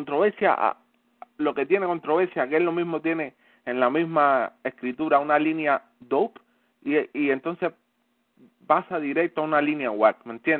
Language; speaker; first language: Spanish; early bilingual, heritage; Spanish